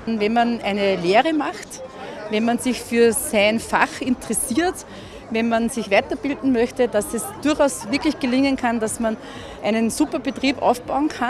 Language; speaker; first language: German; native; German